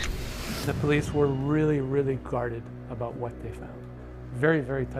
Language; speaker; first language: English; native; English